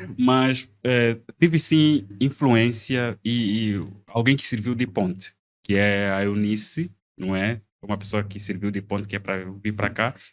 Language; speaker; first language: Portuguese; native; Portuguese